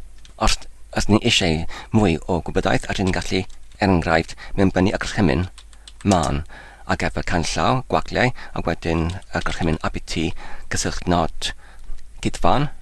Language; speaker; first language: Welsh; non-native, learner; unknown